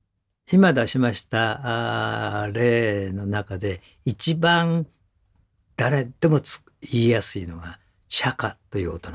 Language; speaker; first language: Japanese; native; Japanese